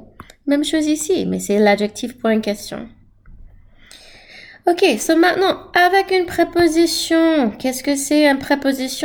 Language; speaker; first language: French; non-native, fluent; English